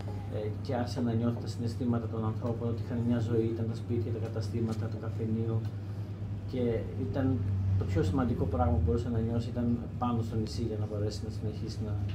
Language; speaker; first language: Greek; native; Greek